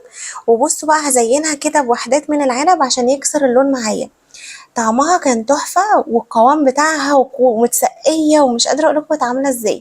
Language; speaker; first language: Arabic; native; Arabic